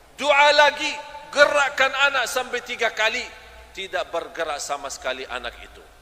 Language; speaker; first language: Malay; non-native, fluent; Arabic